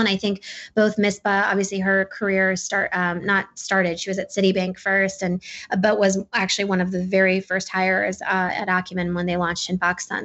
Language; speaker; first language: English; non-native, local second language; Urdu